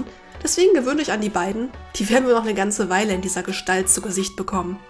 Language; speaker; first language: German; native; German